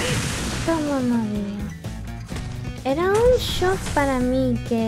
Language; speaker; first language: Spanish; early bilingual, heritage; English